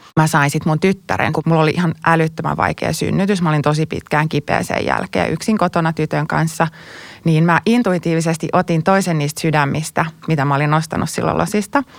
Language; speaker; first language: Finnish; native; Finnish